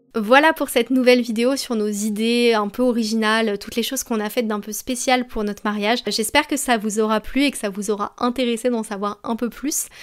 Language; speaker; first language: French; native; French